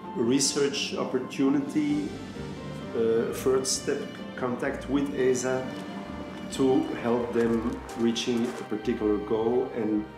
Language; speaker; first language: English; non-native, fluent; Dutch